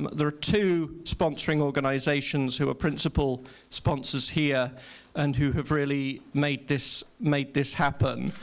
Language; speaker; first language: English; native; English